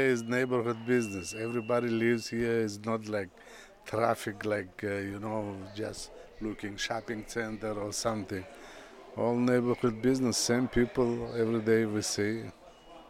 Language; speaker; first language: English; non-native, learner; Russian